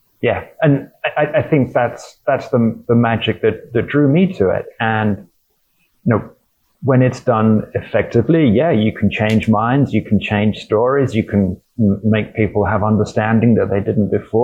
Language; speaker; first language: English; native; English